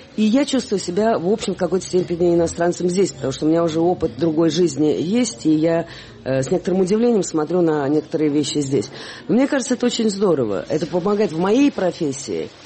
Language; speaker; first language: Russian; native; Russian